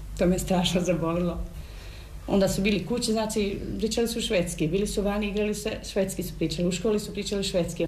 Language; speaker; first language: Serbian; native; Serbian